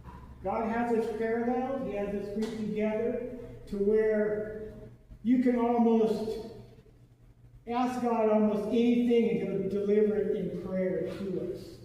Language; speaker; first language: English; native; English